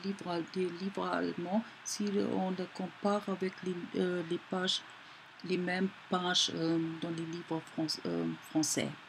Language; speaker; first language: French; non-native, learner; German